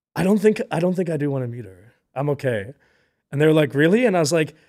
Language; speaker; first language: English; native; English